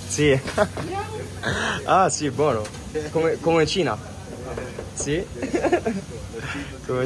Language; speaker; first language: Spanish; non-native, learner; Italian